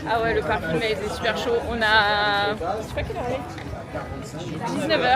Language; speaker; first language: French; native; French